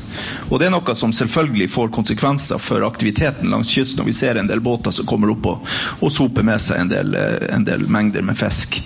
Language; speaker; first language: Norwegian; native; Norwegian